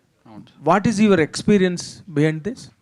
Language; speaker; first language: Telugu; native; Telugu